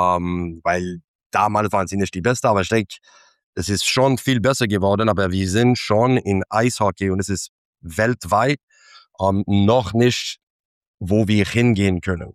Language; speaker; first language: German; non-native, fluent; English